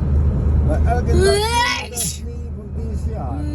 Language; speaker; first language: Dutch; non-native, learner; Filipino